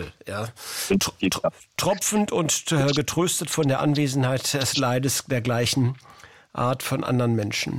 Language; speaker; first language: German; native; German